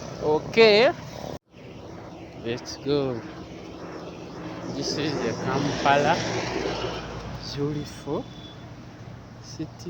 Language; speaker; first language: English; non-native, learner; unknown